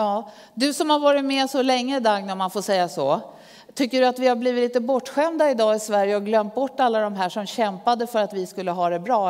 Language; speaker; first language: Swedish; native; Swedish